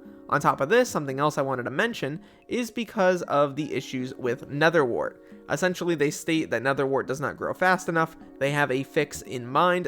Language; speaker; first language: English; native; English